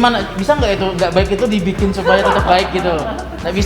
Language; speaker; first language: Indonesian; native; Indonesian